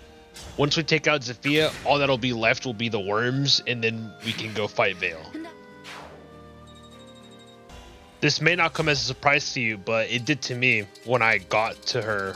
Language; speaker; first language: English; native; English